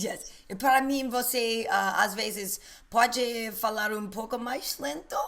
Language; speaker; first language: Portuguese; non-native, learner; English